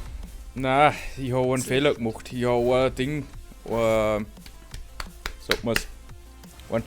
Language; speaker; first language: German; native; German